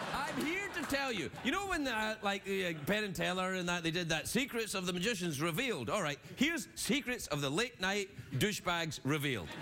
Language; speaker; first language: English; native; English